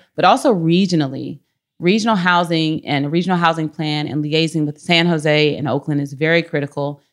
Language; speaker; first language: English; native; English